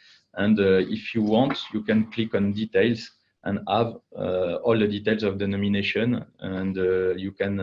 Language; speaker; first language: English; non-native, fluent; French